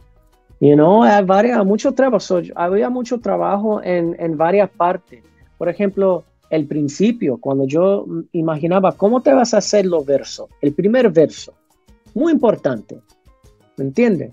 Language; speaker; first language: Spanish; early bilingual, heritage; English